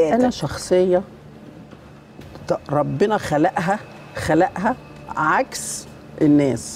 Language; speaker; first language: Arabic; native; Arabic